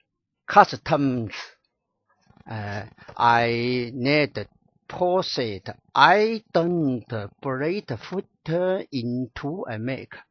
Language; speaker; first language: English; non-native, learner; Chinese